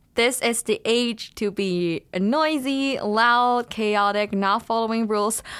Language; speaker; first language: English; non-native, fluent; Chinese